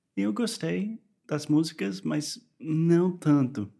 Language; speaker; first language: Portuguese; non-native, fluent; English